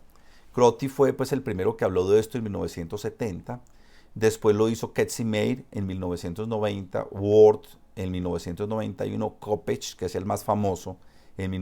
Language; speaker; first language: Spanish; native; Spanish